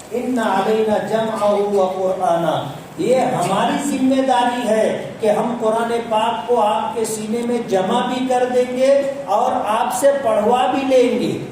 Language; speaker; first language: Urdu; native; Urdu